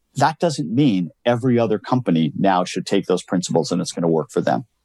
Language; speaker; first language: English; native; English